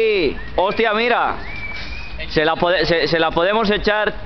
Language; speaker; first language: Spanish; native; Spanish